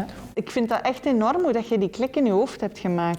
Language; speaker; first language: Dutch; native; Dutch